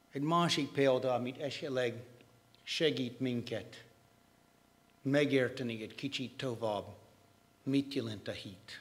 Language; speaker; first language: Hungarian; non-native, fluent; English